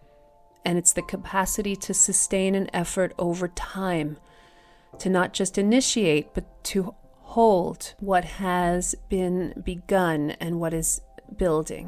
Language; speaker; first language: English; native; English